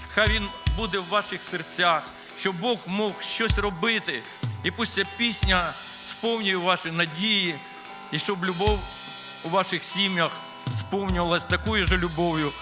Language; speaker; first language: Ukrainian; non-native, local second language; Russian